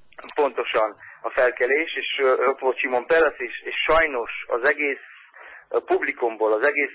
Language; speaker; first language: Hungarian; early bilingual, heritage; Hungarian